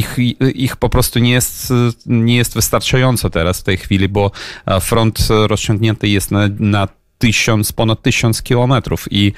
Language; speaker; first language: Polish; non-native, fluent; Ukrainian